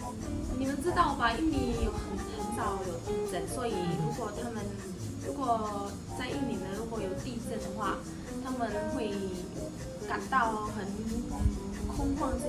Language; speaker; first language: Chinese; non-native, fluent; Indonesian